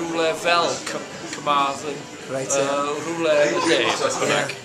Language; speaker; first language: Welsh; non-native, fluent; English